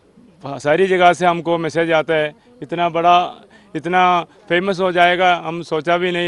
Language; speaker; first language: Hindi; non-native, local second language; Malayalam